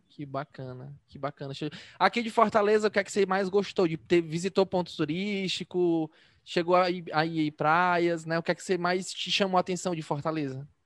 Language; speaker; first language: Portuguese; native; Portuguese